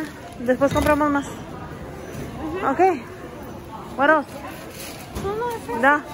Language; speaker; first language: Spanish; early bilingual, heritage; Spanish